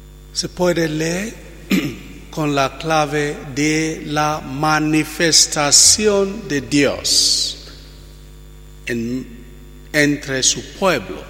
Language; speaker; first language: Spanish; non-native, fluent; Italian